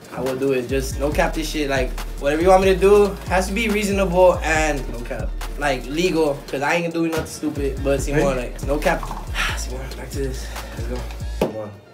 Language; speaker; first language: English; early bilingual, other home language; Spanish